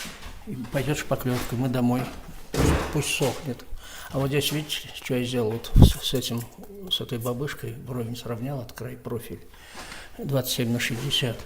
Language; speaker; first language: Russian; native; Russian